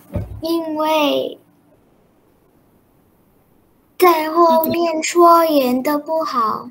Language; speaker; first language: Chinese; non-native, learner; Indonesian